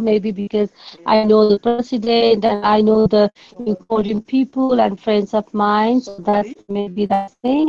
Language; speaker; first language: English; non-native, learner; Nepali